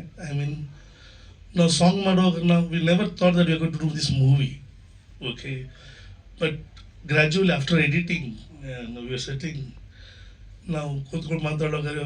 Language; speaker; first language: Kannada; non-native, local second language; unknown